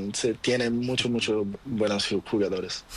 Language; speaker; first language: Spanish; non-native, learner; Portuguese